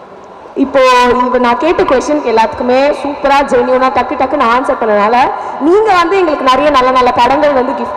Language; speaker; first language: Tamil; native; Tamil